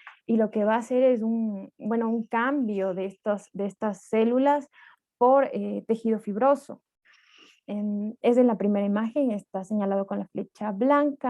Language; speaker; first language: Spanish; native; Spanish